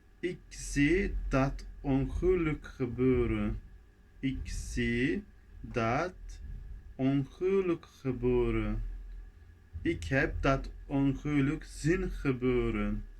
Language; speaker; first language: Dutch; non-native, fluent; Turkish